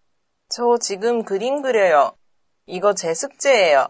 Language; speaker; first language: Korean; non-native, learner; Japanese